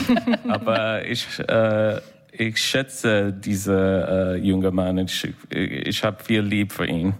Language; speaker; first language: German; non-native, learner; English